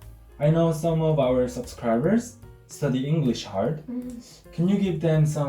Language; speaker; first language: English; non-native, fluent; Korean